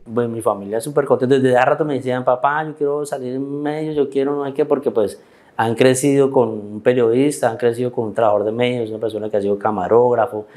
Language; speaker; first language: Spanish; native; Spanish